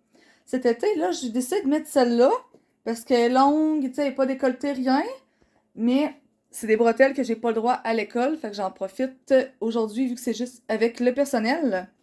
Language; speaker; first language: French; native; French